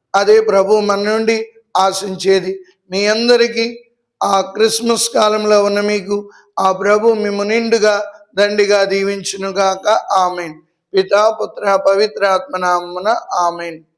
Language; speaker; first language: Telugu; native; Telugu